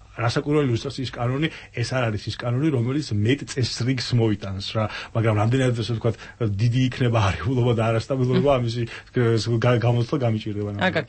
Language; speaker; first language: Georgian; native; Georgian